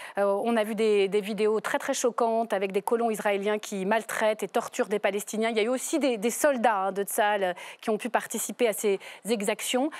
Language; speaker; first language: French; native; French